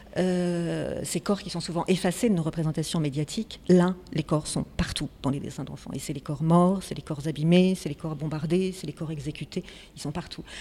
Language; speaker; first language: French; native; French